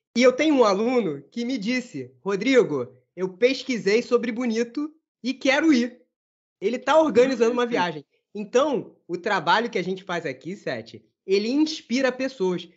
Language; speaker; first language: Portuguese; native; Portuguese